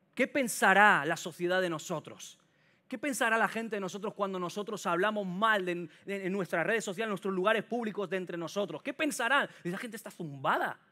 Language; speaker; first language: Spanish; native; Spanish